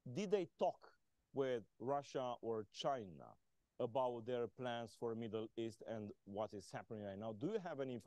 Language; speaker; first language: English; non-native, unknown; Romanian